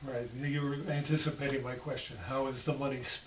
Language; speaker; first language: English; native; English